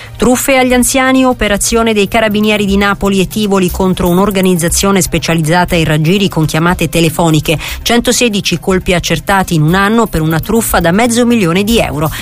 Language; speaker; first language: Italian; native; Italian